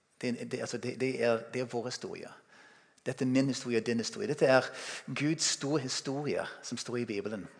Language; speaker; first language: Norwegian; non-native, fluent; English